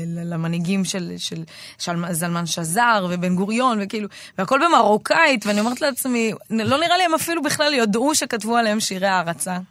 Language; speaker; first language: Hebrew; native; Hebrew